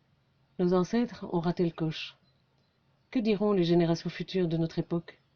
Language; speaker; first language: French; native; French